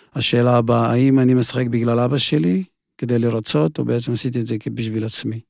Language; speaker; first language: Hebrew; non-native, fluent; Russian